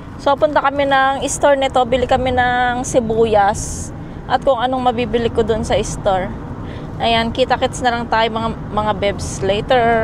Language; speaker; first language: Filipino; native; Filipino